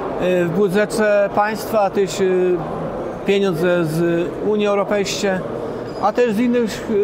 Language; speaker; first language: Polish; non-native, local second language; Kashubian